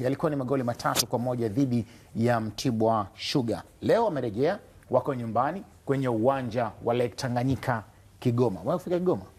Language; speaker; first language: Swahili; native; Swahili